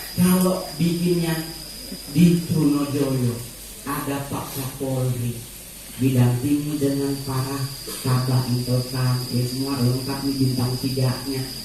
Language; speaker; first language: Indonesian; native; Indonesian